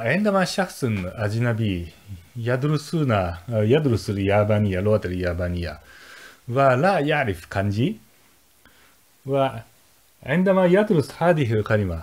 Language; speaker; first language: Arabic; non-native, fluent; Japanese